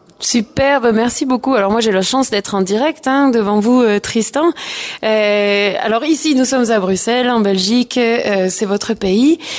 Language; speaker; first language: French; native; French